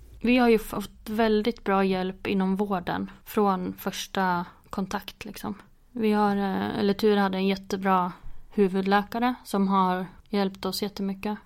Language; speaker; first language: Swedish; native; Swedish